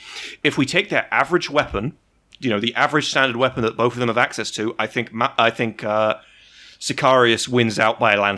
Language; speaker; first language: English; native; English